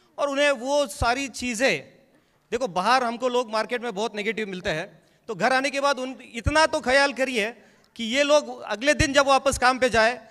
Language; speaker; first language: Hindi; non-native, local second language; Marathi